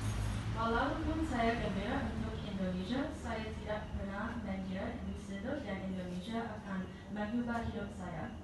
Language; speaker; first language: Indonesian; non-native, learner; English